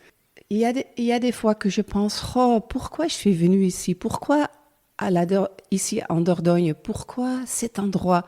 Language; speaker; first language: French; non-native, learner; Dutch